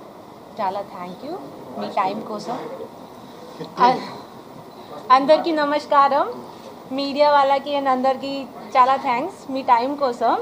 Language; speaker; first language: Telugu; non-native, learner; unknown